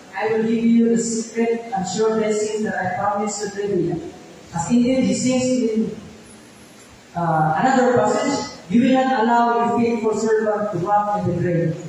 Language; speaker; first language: English; non-native, local second language; Cebuano